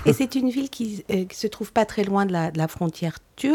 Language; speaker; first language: French; native; French